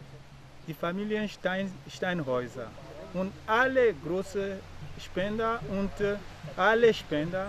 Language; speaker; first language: German; non-native, fluent; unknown